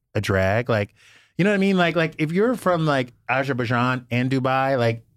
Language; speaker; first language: English; native; English